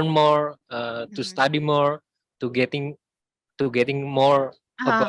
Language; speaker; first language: English; non-native, learner; Indonesian